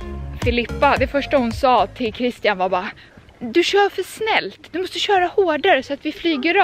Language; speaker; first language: Swedish; native; Swedish